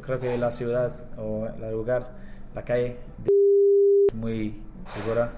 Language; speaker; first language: Spanish; non-native, learner; English